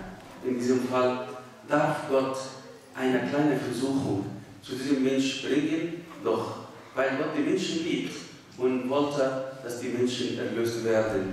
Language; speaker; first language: German; non-native, fluent; Arabic